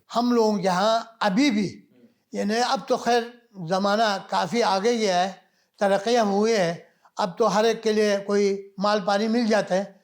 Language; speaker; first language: Urdu; non-native, local second language; Balti